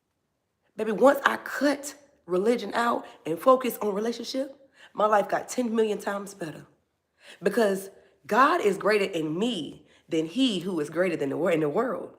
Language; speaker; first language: English; native; English